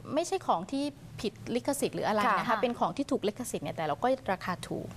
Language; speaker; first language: Thai; native; Thai